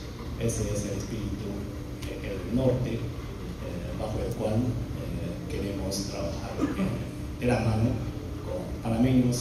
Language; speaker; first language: Spanish; non-native, fluent; Chinese